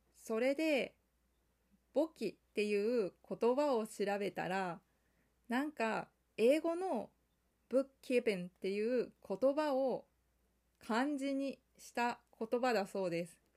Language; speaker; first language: Japanese; non-native, fluent; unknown